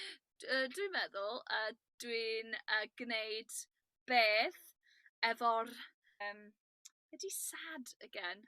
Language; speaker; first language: Welsh; non-native, learner; English